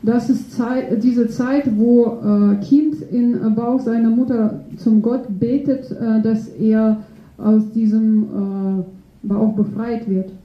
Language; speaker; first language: German; non-native, fluent; Russian